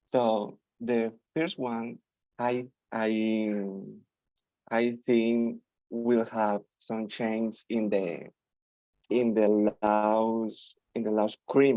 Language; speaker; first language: English; non-native, learner; Spanish